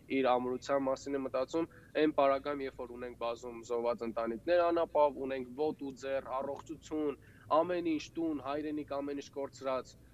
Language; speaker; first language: Armenian; native; Armenian